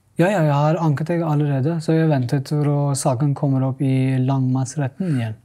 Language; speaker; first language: Norwegian; non-native, fluent; Kurdish